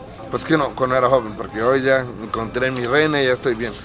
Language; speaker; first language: Spanish; early bilingual, heritage; Spanish